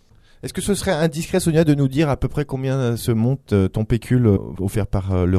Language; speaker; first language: French; native; French